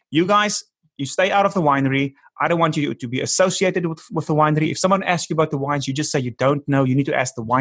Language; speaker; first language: English; non-native, local second language; Afrikaans